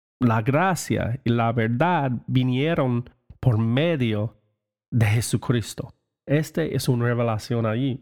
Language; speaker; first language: Spanish; non-native, learner; English